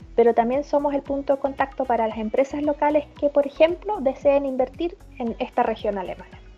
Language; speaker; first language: Spanish; early bilingual, heritage; German